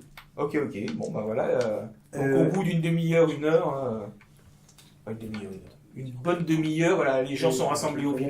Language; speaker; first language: French; native; French